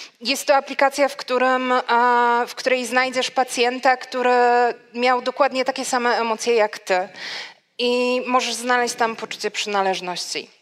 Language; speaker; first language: Polish; native; Polish